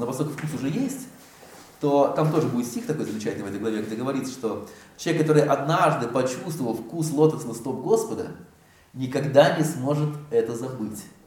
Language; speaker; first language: Russian; native; Russian